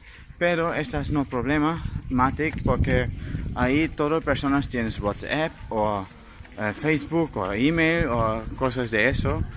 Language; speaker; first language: Spanish; non-native, learner; German